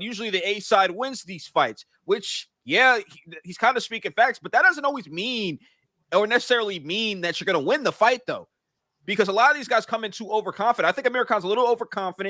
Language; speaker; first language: English; native; English